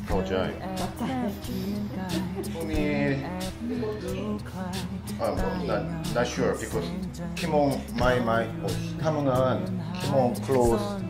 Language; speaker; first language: English; non-native, learner; Korean